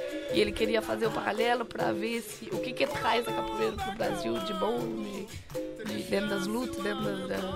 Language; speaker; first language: Portuguese; non-native, fluent; French